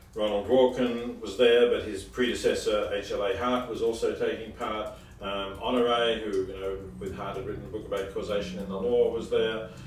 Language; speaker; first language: English; native; English